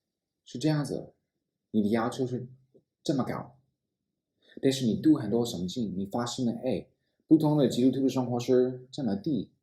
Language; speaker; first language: Chinese; non-native, fluent; English